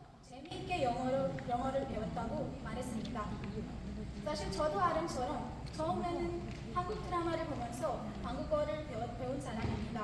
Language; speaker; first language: Korean; non-native, fluent; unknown